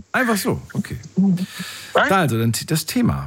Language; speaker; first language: German; native; German